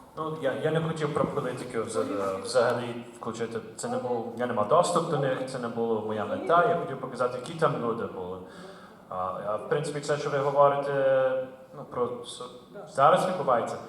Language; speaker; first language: Ukrainian; early bilingual, heritage; Ukrainian